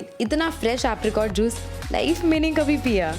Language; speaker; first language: Hindi; native; Hindi